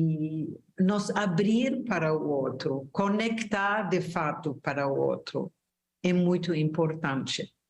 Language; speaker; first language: Portuguese; non-native, fluent; German